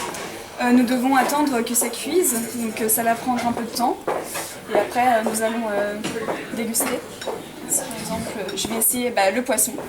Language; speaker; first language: French; non-native, fluent; Chinese